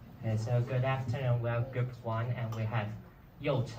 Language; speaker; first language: English; non-native, learner; Chinese